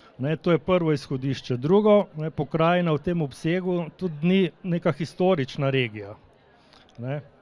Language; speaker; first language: Slovenian; native; Slovenian